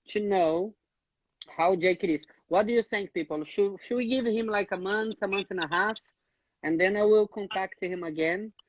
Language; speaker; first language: English; non-native, fluent; Portuguese